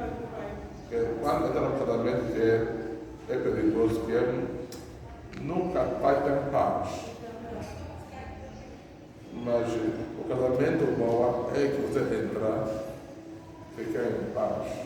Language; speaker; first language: Portuguese; non-native, learner; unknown